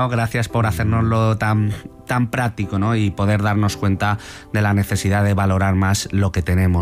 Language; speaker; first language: Spanish; native; Spanish